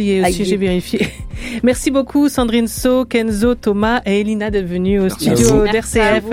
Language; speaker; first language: French; native; French